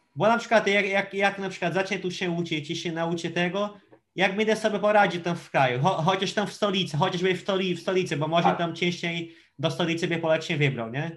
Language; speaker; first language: Polish; non-native, fluent; Portuguese